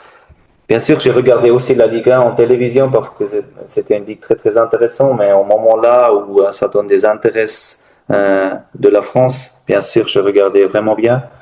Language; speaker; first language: French; non-native, learner; German